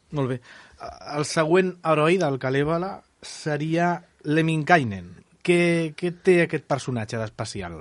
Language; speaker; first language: Catalan; native; Catalan